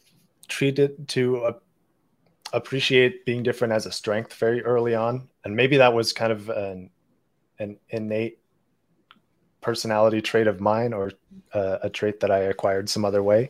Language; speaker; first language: English; native; English